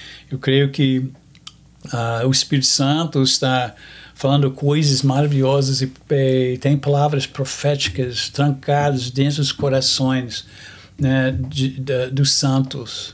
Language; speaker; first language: Portuguese; non-native, fluent; English